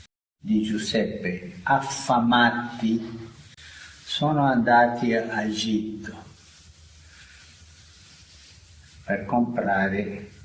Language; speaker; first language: Italian; non-native, fluent; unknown